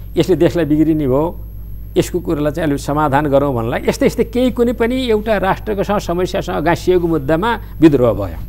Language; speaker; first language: Nepali; native; Nepali